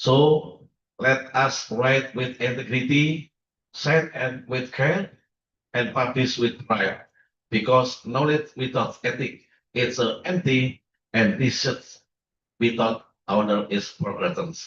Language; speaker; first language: English; non-native, learner; Indonesian